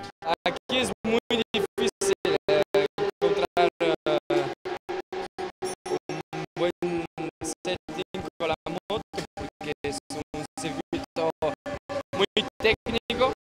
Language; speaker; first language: Spanish; non-native, fluent; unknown